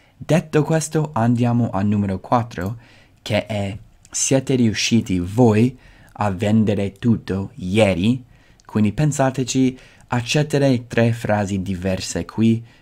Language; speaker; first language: Italian; native; Italian